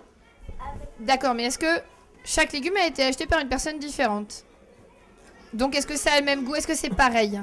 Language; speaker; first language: French; native; French